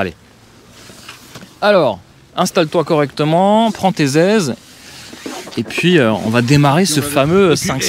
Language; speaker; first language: French; native; French